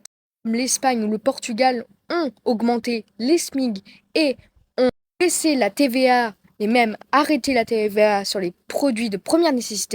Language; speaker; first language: French; native; French